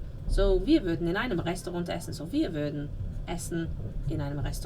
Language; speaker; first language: German; non-native, fluent; English